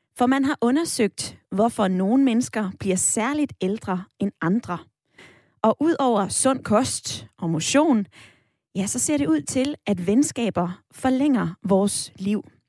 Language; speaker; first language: Danish; native; Danish